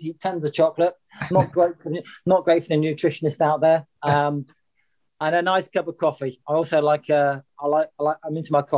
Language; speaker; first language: English; native; English